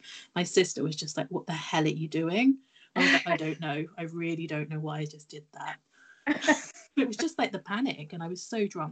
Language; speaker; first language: English; native; English